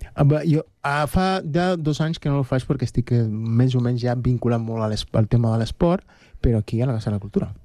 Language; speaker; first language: Catalan; non-native, fluent; Spanish